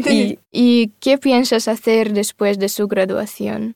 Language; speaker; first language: Spanish; non-native, fluent; Russian